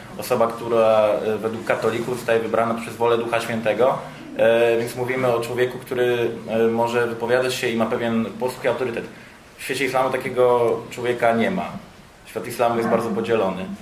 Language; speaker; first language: Polish; native; Polish